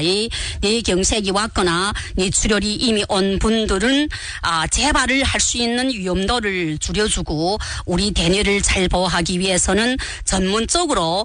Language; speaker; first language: Korean; native; Korean